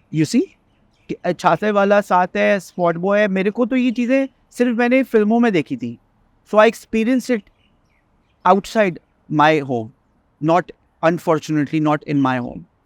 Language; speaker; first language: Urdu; native; Urdu